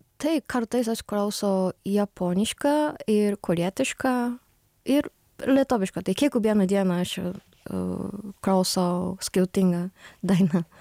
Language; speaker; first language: Lithuanian; non-native, learner; Japanese